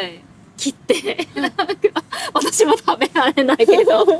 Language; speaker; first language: Japanese; non-native, fluent; Cantonese